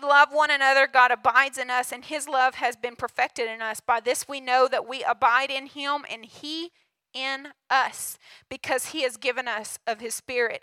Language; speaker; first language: English; native; English